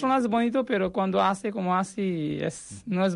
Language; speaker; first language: Spanish; non-native, learner; Bangla